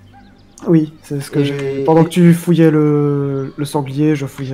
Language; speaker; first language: French; native; French